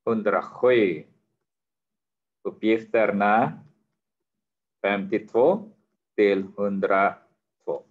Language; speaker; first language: Swedish; non-native, fluent; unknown